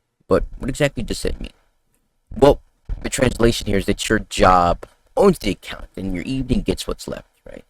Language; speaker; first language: English; native; English